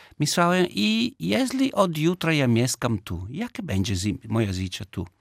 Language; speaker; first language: Polish; non-native, learner; Italian